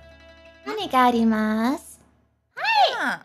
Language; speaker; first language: Japanese; non-native, learner; English